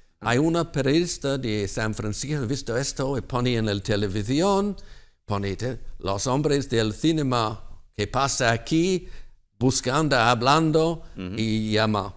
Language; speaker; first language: Spanish; non-native, learner; English